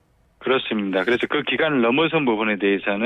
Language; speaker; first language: Korean; native; Korean